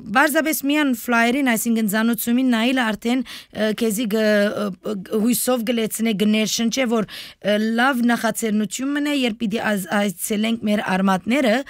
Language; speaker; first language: Armenian; early bilingual, heritage; Armenian